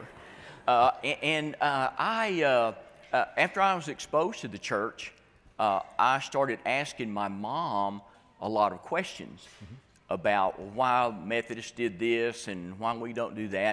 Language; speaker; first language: English; native; English